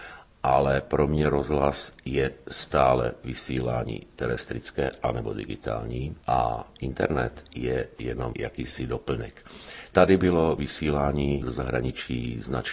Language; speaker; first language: Czech; native; Czech